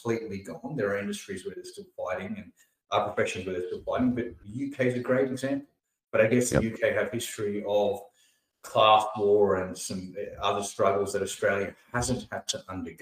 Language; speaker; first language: English; early bilingual, other home language; Punjabi